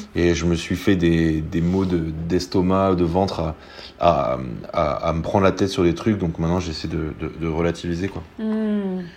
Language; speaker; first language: French; native; French